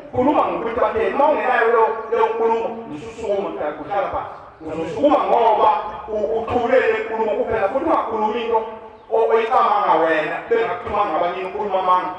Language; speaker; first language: Zulu; native; Zulu